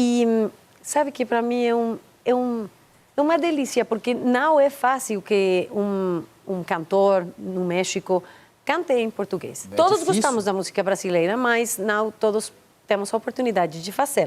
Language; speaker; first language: Portuguese; non-native, fluent; Spanish